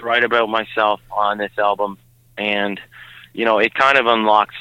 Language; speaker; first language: English; native; English